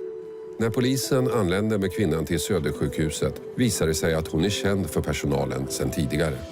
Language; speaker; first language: Swedish; native; Swedish